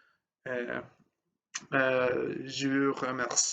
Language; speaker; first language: French; non-native, learner; English